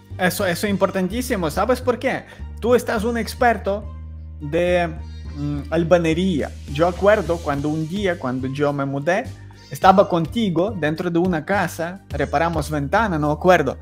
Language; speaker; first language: Spanish; non-native, learner; Ukrainian